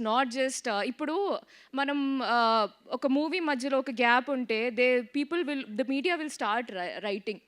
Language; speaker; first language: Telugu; non-native, learner; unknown